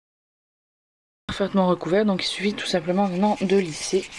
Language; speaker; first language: French; native; French